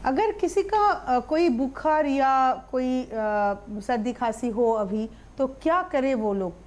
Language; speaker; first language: Hindi; non-native, local second language; Bangla